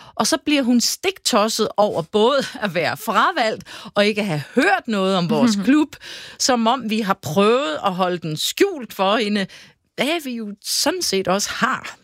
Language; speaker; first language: Danish; native; Danish